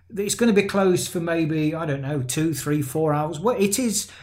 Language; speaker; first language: English; native; English